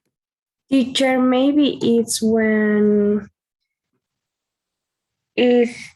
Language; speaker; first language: English; non-native, learner; Spanish